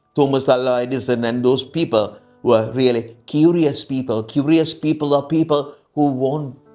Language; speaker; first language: English; non-native, local second language; Sinhala